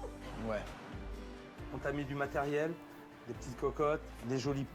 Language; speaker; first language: French; native; French